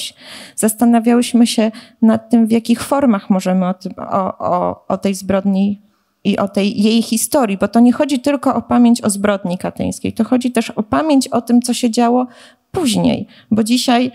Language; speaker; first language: Polish; native; Polish